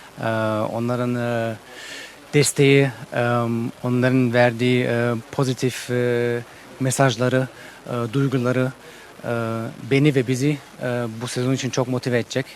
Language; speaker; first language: Turkish; early bilingual, heritage; Turkish